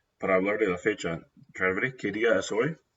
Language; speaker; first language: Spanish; non-native, fluent; English